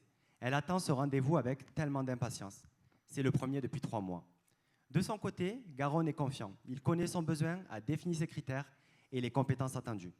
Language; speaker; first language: French; native; French